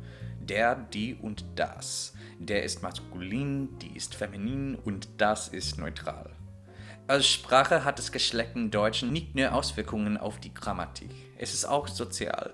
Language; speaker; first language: German; non-native, fluent; English